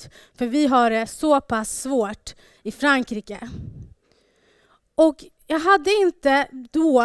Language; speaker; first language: Swedish; early bilingual, other home language; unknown